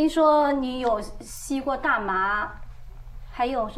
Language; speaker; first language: Chinese; native; Chinese